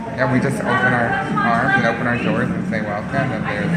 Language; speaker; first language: English; native; English